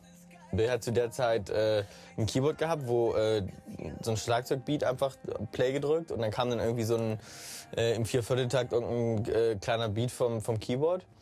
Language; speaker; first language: German; native; German